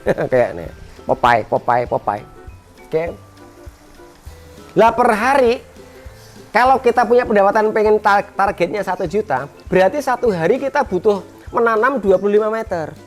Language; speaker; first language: Indonesian; non-native, local second language; Javanese